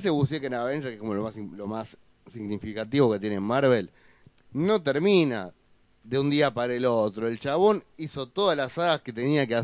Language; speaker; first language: Spanish; native; Spanish